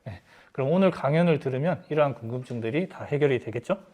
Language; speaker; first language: Korean; native; Korean